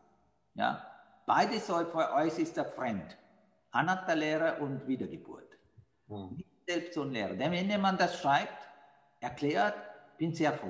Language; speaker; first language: German; non-native, fluent; Sinhala